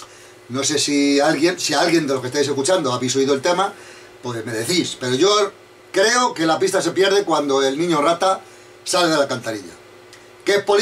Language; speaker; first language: Spanish; native; Spanish